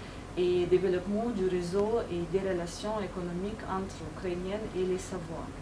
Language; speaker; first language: French; non-native, fluent; Ukrainian